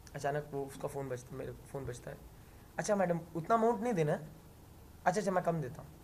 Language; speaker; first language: Hindi; native; Hindi